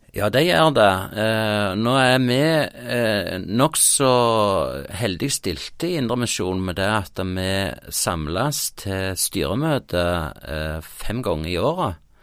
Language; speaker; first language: Norwegian; native; Norwegian